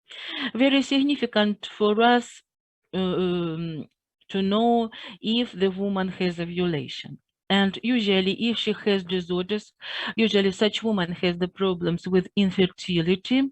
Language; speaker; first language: English; non-native, fluent; Russian